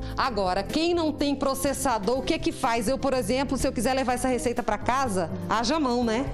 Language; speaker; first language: Portuguese; native; Portuguese